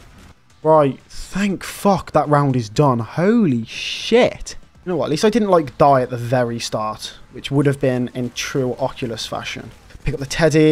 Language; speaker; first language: English; native; English